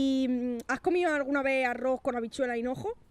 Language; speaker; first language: Spanish; native; Spanish